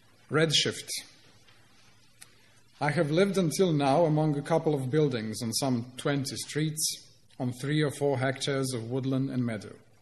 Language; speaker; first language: English; non-native, fluent; Croatian